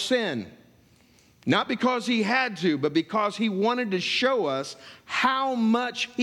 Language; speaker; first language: English; native; English